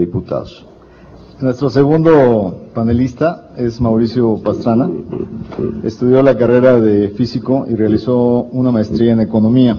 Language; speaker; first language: Spanish; native; Spanish